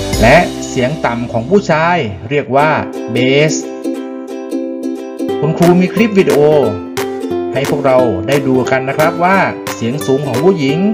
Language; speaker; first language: Thai; native; Thai